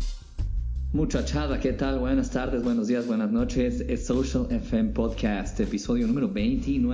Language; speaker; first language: Spanish; native; Spanish